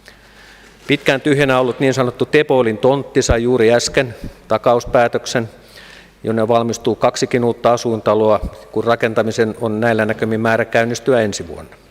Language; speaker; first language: Finnish; native; Finnish